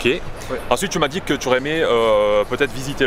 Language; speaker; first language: French; native; French